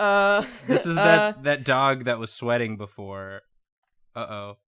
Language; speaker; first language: English; native; English